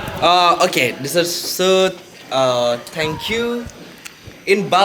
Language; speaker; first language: English; non-native, learner; Indonesian